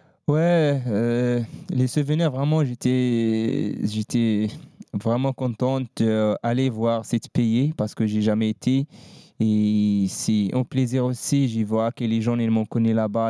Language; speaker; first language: French; non-native, learner; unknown